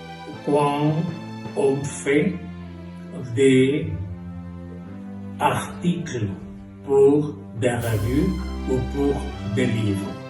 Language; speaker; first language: French; non-native, fluent; Spanish